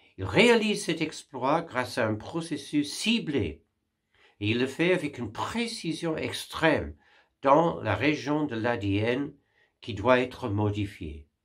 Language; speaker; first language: French; non-native, fluent; English